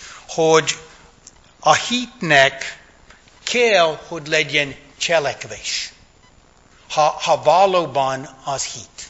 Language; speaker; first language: Hungarian; non-native, fluent; English